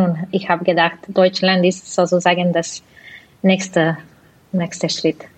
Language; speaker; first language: German; non-native, fluent; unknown